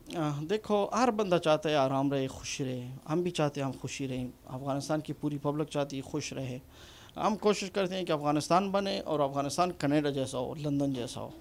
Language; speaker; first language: Urdu; non-native, fluent; Punjabi